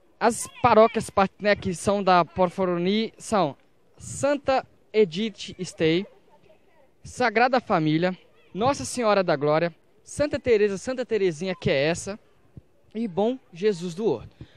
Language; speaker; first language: Portuguese; native; Portuguese